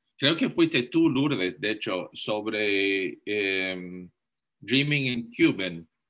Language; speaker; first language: Spanish; non-native, fluent; English